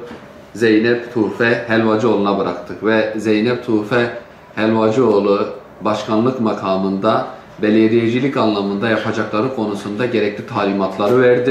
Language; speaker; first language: Turkish; native; Turkish